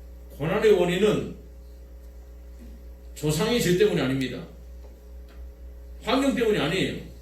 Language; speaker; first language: Korean; native; Korean